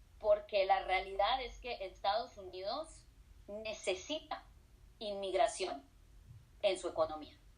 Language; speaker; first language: Spanish; native; Spanish